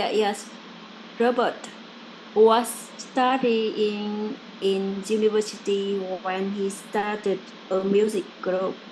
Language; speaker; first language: English; non-native, learner; Vietnamese